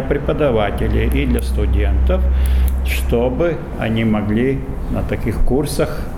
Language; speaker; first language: Russian; non-native, fluent; Latvian